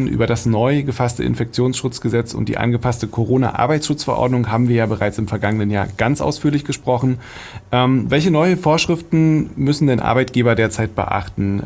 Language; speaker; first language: German; native; German